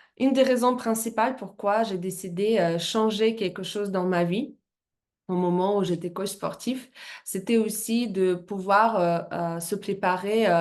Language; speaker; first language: French; non-native, fluent; Russian